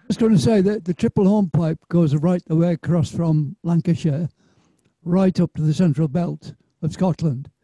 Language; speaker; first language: English; native; English